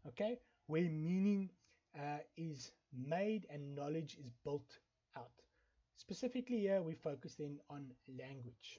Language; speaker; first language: English; non-native, local second language; Afrikaans